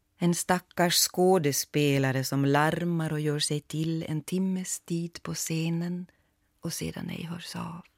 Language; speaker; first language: Swedish; native; Swedish